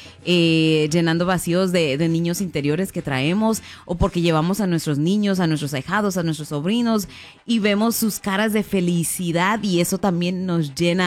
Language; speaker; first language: Spanish; native; Spanish